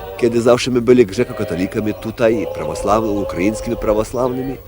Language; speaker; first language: Polish; non-native, local second language; Ukrainian